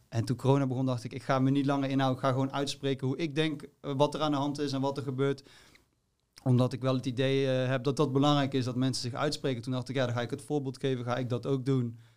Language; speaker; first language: Dutch; native; Dutch